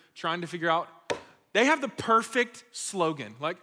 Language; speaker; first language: English; native; English